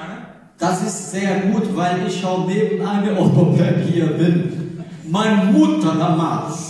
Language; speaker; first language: German; non-native, learner; Portuguese